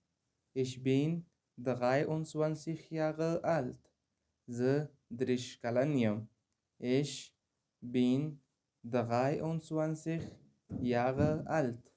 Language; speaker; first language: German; non-native, fluent; Pashto